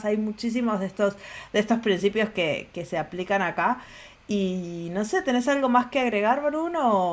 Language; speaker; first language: Spanish; native; Spanish